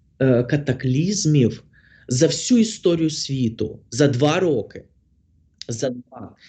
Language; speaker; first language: Ukrainian; non-native, local second language; Russian